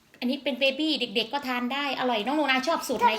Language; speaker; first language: Thai; native; Thai